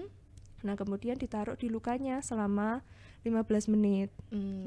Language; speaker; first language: Indonesian; native; Indonesian